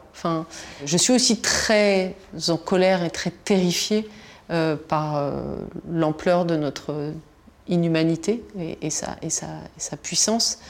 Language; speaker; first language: French; native; French